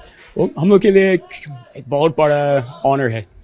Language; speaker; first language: Hindi; non-native, learner; English